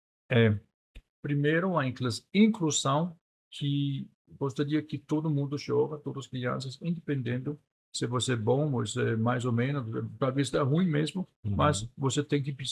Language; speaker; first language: Portuguese; non-native, fluent; Danish